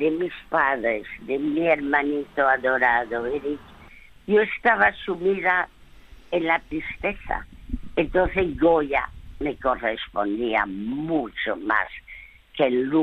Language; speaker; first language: Spanish; early bilingual, other home language; French